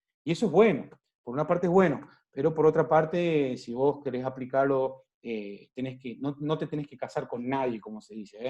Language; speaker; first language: Spanish; native; Spanish